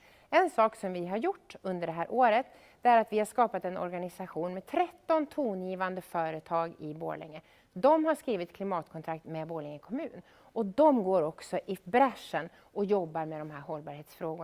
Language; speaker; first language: Swedish; native; Swedish